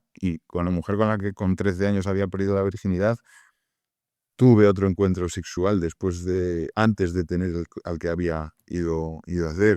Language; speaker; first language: Spanish; native; Spanish